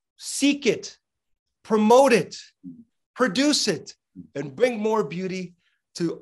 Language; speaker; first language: English; native; English